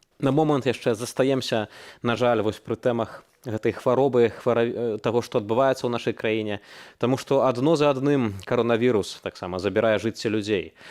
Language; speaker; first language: Belarusian; native; Belarusian